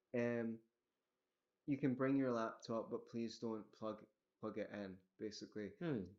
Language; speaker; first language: English; native; English